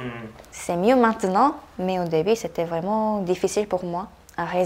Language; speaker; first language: French; non-native, fluent; Korean